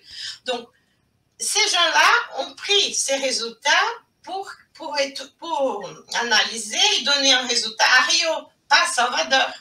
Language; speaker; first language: French; non-native, fluent; Portuguese